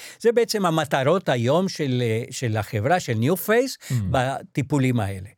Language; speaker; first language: Hebrew; non-native, fluent; Spanish